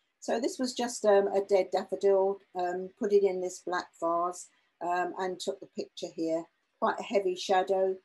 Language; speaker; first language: English; native; English